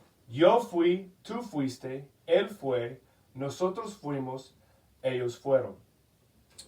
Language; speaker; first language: Spanish; non-native, fluent; English